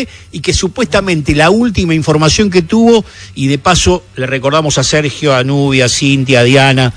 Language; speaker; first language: Spanish; native; Spanish